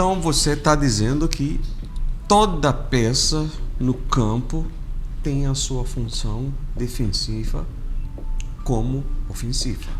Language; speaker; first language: Portuguese; non-native, fluent; Arabic